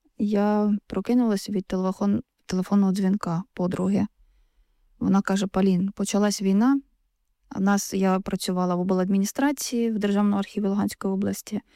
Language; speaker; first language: Ukrainian; native; Ukrainian